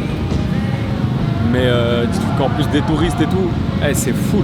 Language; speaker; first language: French; native; French